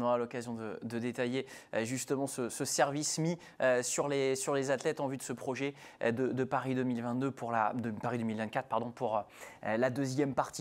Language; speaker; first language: French; native; French